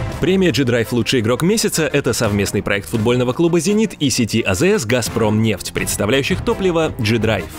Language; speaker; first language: Russian; native; Russian